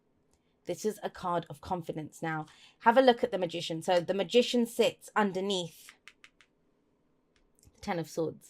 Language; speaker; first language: English; native; English